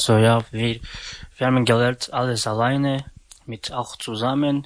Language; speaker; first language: German; non-native, learner; Romany